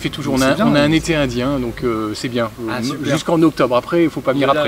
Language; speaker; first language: French; native; French